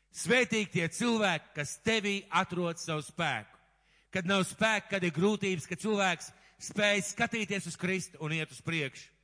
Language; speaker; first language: Latvian; native; Latvian